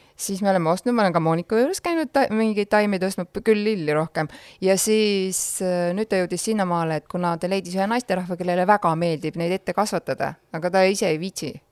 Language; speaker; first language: Estonian; native; Estonian